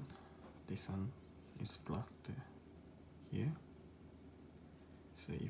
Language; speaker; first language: English; non-native, learner; Korean